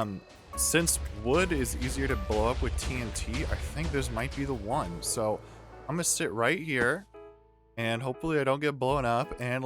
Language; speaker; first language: English; native; English